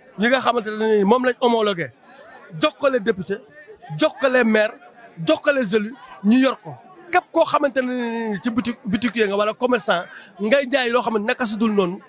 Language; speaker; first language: Wolof; non-native, local second language; Serer